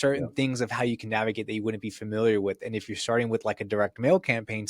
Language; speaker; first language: English; native; English